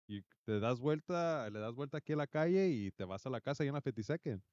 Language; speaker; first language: Spanish; early bilingual, heritage; Spanish